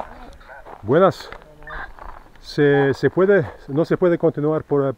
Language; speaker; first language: Spanish; non-native, learner; English